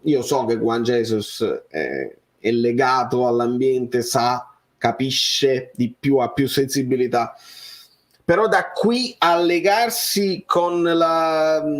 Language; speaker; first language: Italian; native; Italian